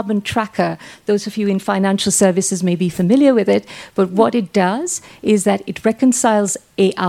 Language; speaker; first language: English; non-native, local second language; Sinhala